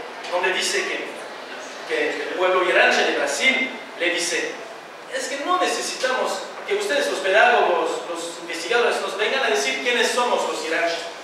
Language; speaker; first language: Spanish; non-native, fluent; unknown